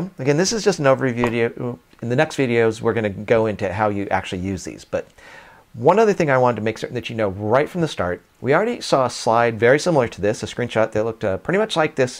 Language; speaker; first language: English; native; English